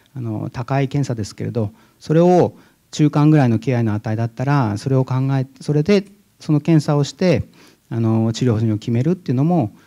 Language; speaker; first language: Japanese; native; Japanese